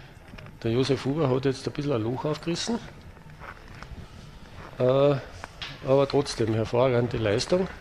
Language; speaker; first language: German; native; German